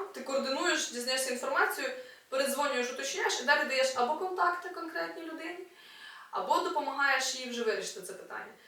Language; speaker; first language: Ukrainian; non-native, local second language; Russian